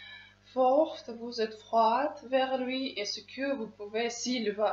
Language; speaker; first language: French; non-native, learner; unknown